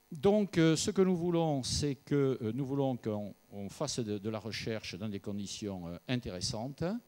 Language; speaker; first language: French; native; French